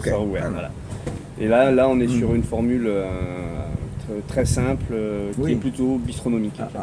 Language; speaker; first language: French; native; French